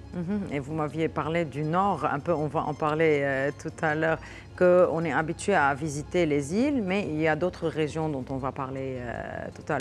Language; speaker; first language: French; non-native, local second language; Arabic